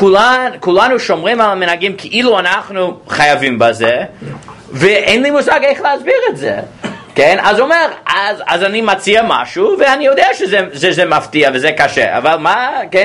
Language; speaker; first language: Hebrew; non-native, fluent; English